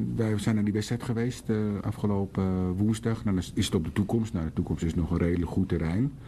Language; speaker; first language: Dutch; early bilingual, other home language; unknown